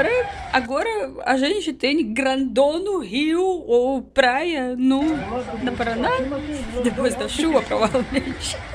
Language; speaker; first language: Portuguese; non-native, learner; Russian